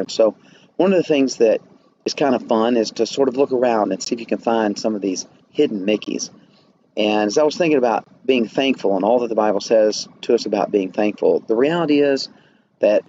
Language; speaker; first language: English; native; English